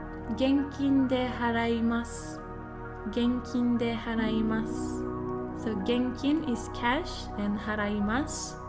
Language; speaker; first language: Japanese; non-native, fluent; English